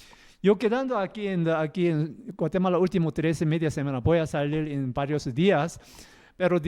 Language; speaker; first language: Spanish; non-native, learner; Korean